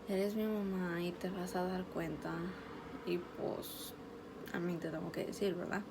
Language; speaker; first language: Spanish; early bilingual, heritage; Spanish